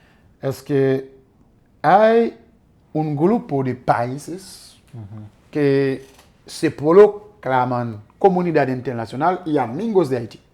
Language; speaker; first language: Spanish; non-native, fluent; Haitian Creole